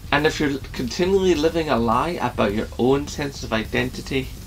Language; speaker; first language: English; native; English